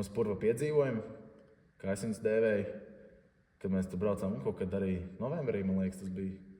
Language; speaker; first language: Latvian; native; Latvian